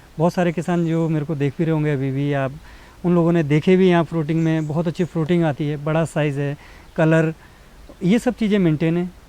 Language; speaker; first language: Hindi; native; Hindi